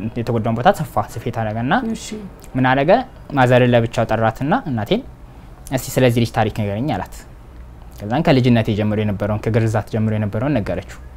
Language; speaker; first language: Amharic; native; Amharic